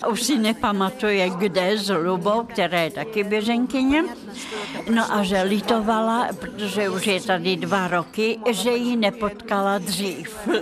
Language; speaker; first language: Czech; non-native, fluent; Russian